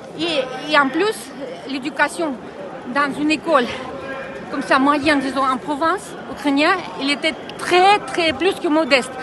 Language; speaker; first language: French; non-native, fluent; Russian